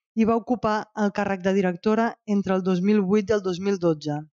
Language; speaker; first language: Catalan; native; Catalan